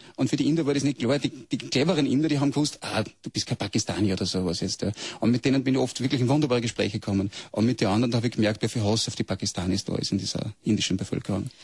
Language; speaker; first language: German; native; German